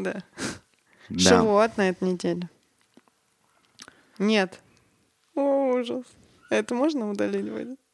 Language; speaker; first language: Russian; native; Russian